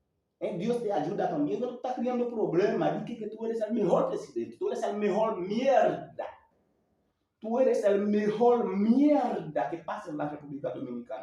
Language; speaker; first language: Spanish; non-native, learner; Haitian Creole